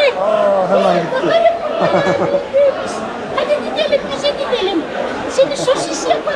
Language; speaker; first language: Turkish; non-native, learner; Indonesian